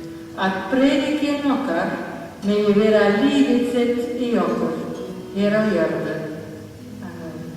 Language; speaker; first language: Icelandic; non-native, learner; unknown